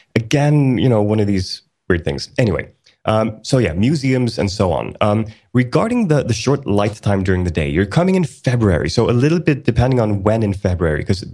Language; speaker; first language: English; early bilingual, other home language; Swedish